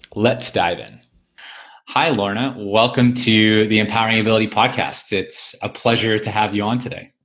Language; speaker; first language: English; native; English